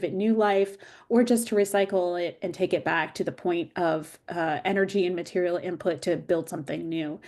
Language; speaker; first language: English; native; English